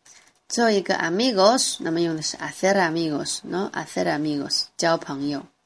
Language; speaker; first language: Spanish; non-native, fluent; Chinese